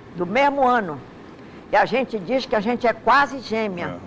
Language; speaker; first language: Portuguese; native; Portuguese